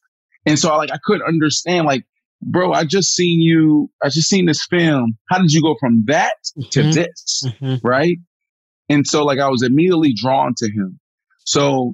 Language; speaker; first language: English; native; English